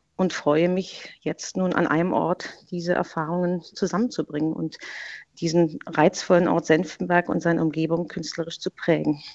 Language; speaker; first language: German; native; German